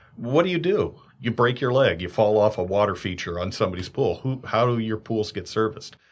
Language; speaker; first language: English; native; English